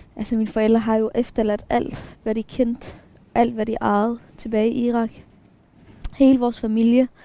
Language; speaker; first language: Danish; early bilingual, other home language; Arabic